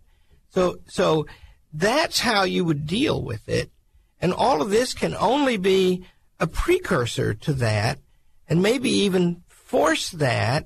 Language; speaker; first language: English; native; English